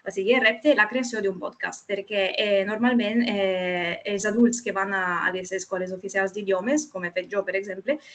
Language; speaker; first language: Catalan; non-native, fluent; Italian